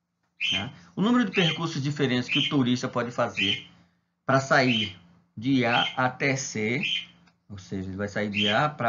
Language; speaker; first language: Portuguese; native; Portuguese